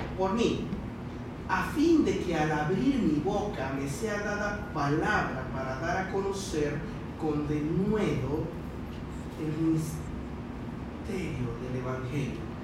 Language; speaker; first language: Spanish; early bilingual, other home language; Chinese